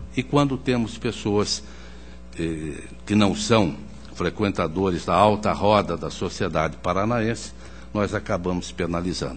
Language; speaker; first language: Portuguese; native; Portuguese